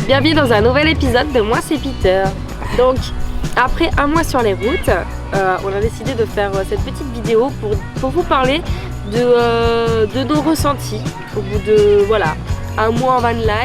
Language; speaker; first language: French; native; French